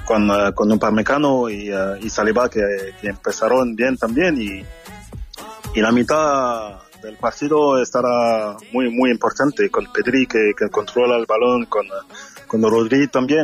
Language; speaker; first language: Spanish; non-native, fluent; French